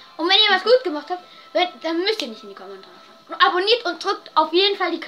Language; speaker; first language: German; native; German